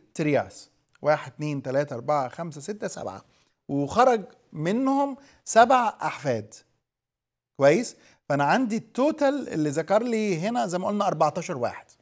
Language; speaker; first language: Arabic; native; Arabic